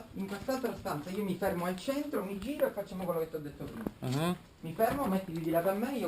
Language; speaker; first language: Italian; native; Italian